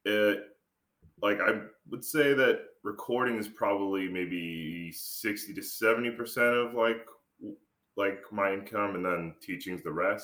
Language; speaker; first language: English; native; English